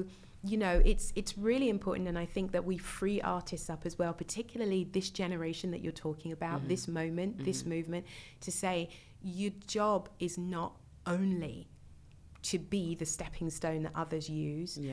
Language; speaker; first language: English; native; English